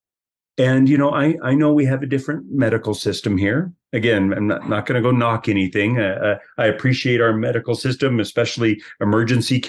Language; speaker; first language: English; native; English